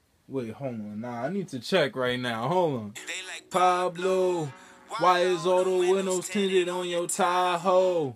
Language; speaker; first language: English; native; English